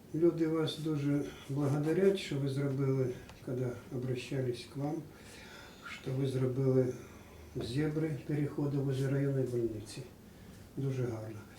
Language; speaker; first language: Ukrainian; non-native, local second language; Russian